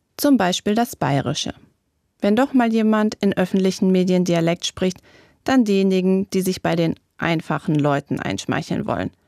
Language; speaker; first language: German; native; German